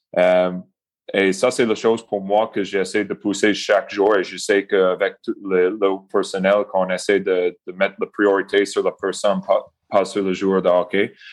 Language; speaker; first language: French; non-native, local second language; English